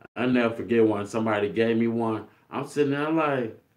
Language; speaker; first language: English; native; English